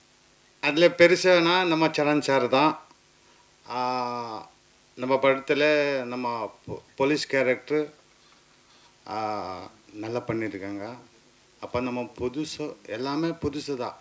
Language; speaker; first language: Tamil; non-native, local second language; Kannada